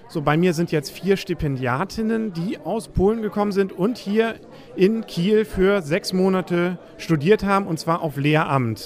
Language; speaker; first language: German; native; German